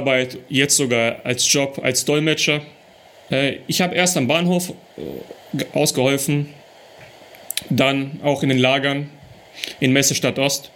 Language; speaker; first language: German; early bilingual, other home language; Russian